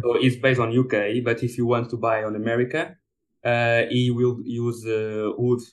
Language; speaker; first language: English; non-native, fluent; Portuguese